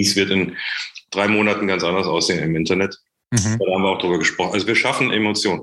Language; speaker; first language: German; native; German